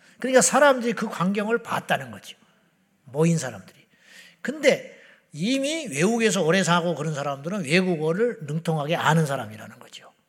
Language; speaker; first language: Korean; native; Korean